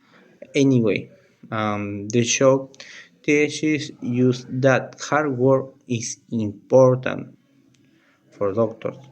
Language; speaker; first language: English; non-native, learner; Spanish